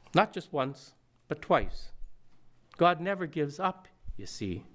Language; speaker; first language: English; native; English